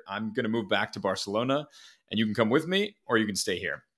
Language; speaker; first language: English; native; English